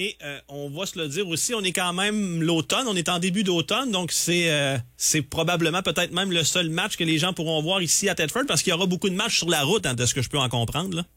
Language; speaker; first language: French; native; French